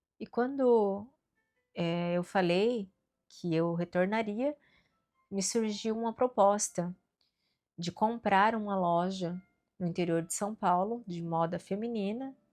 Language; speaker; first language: Portuguese; native; Portuguese